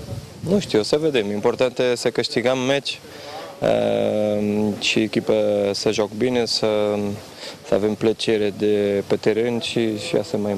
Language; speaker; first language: Romanian; non-native, learner; Portuguese